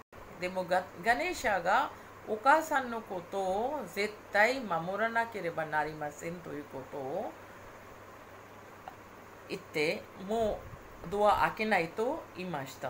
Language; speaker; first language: Japanese; non-native, fluent; Hindi